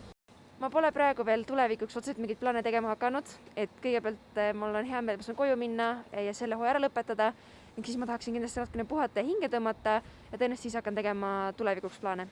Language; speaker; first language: Estonian; native; Estonian